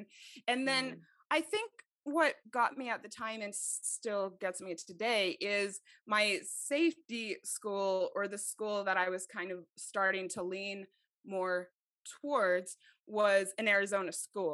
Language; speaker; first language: English; native; English